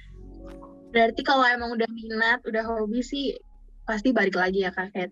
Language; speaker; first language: Indonesian; native; Indonesian